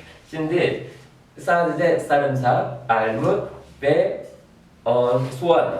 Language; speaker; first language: Turkish; non-native, fluent; Korean